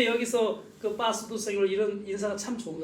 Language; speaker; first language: Korean; native; Korean